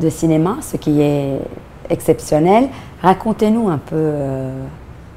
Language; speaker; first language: French; non-native, local second language; Arabic